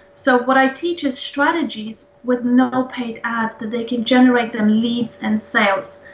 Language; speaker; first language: English; non-native, fluent; Polish